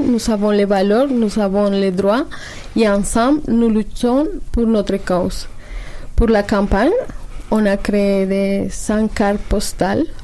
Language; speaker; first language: French; non-native, learner; Spanish